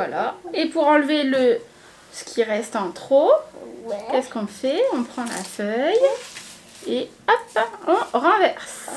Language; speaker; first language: French; native; French